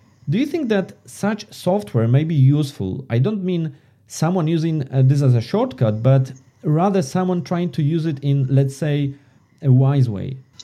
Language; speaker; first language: English; non-native, fluent; Polish